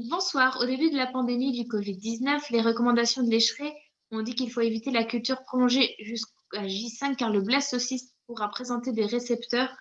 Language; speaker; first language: French; native; French